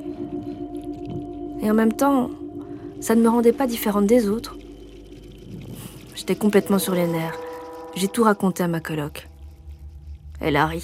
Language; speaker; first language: French; native; French